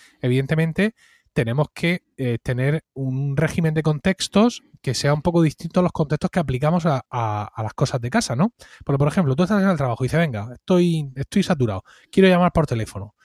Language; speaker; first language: Spanish; native; Spanish